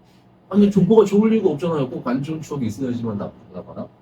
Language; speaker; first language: Korean; native; Korean